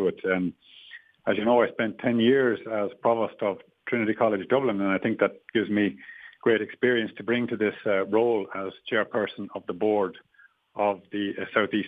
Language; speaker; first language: English; native; English